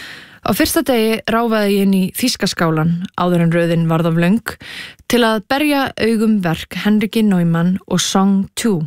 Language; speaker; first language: Icelandic; native; Icelandic